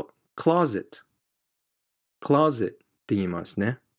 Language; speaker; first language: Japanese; non-native, fluent; English